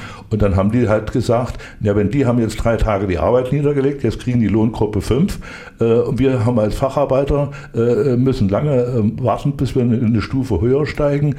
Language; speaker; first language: German; native; German